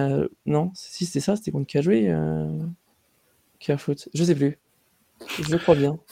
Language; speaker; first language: French; native; French